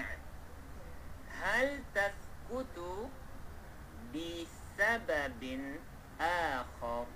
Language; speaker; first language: Arabic; non-native, fluent; Malay